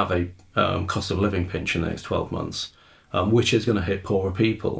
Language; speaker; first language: English; native; English